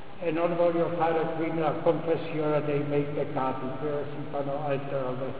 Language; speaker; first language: Italian; non-native, fluent; Czech